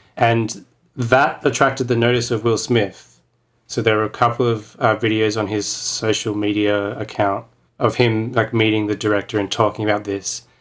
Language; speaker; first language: English; native; English